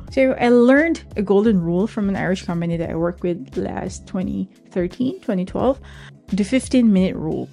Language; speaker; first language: English; non-native, local second language; Filipino